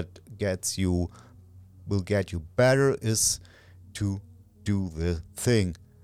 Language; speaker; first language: English; non-native, learner; German